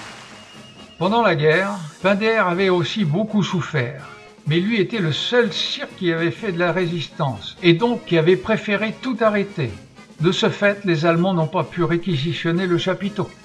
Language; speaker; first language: French; native; French